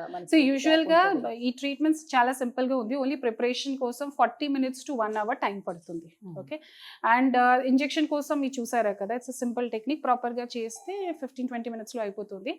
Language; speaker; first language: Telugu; non-native, local second language; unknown